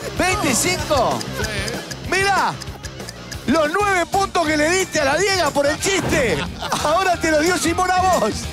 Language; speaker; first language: Spanish; native; Spanish